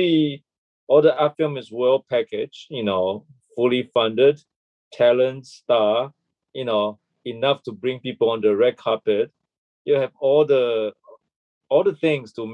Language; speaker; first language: English; non-native, local second language; Chinese